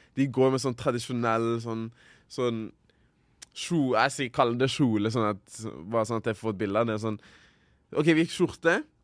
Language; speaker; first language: Norwegian; early bilingual, other home language; Kinyarwanda